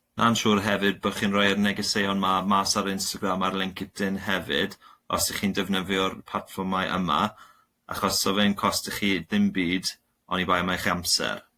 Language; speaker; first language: Welsh; non-native, local second language; English